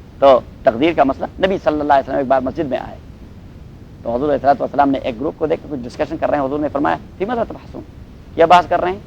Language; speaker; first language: Urdu; non-native, local second language; Pashto